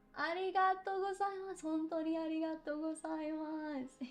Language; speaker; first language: Japanese; non-native, learner; English